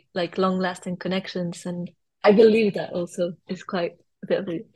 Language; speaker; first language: English; non-native, fluent; French